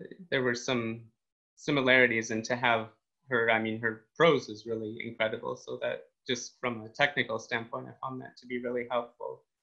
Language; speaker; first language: English; native; English